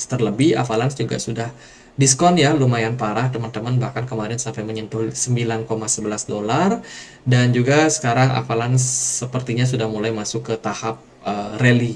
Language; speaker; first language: Indonesian; native; Indonesian